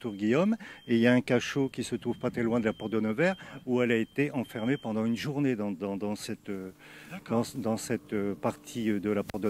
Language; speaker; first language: French; native; French